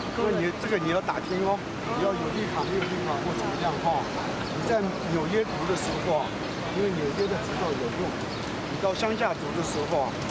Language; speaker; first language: Chinese; native; Chinese